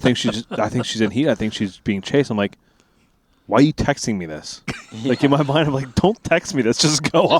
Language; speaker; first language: English; native; English